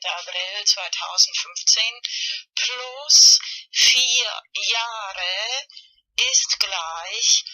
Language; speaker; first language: German; non-native, fluent; Spanish